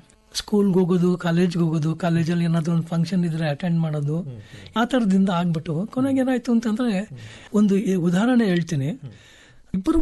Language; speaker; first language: Kannada; native; Kannada